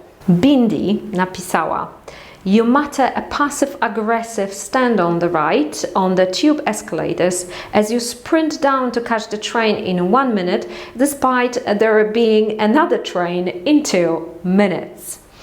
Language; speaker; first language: English; non-native, fluent; Polish